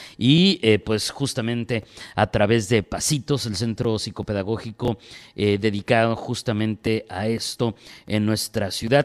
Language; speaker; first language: Spanish; native; Spanish